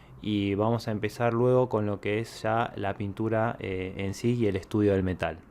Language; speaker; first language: Spanish; native; Spanish